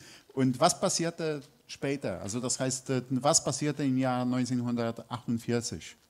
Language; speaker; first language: German; non-native, fluent; Polish